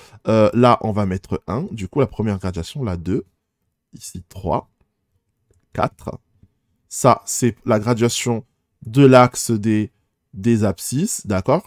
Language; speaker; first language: French; native; French